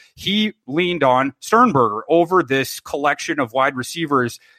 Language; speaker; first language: English; native; English